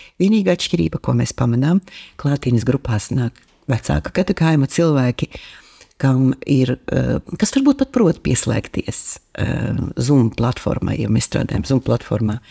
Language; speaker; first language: Latvian; native; Latvian